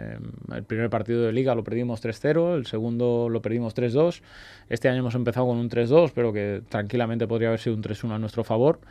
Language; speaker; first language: Spanish; native; Spanish